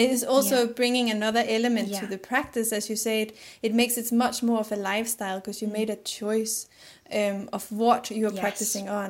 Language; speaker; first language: English; non-native, fluent; Danish